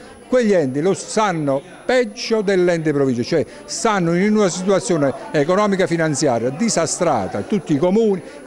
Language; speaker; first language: Italian; native; Italian